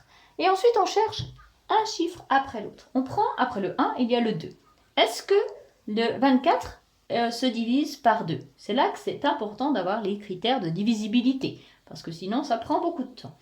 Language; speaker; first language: French; native; French